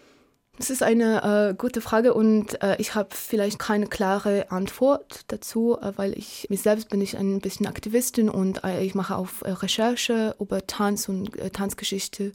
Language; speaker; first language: German; non-native, learner; Polish